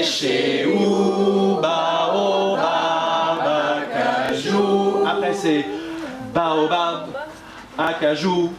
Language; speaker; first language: French; native; French